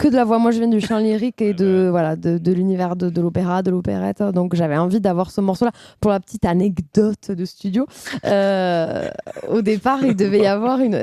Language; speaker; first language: French; native; French